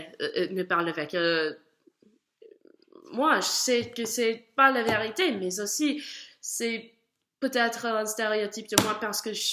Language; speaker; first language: French; non-native, learner; English